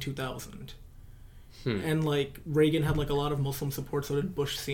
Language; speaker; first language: English; native; English